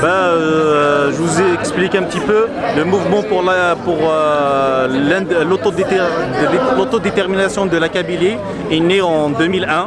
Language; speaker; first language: French; non-native, local second language; Kabyle